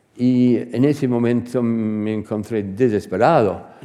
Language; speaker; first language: Spanish; non-native, fluent; English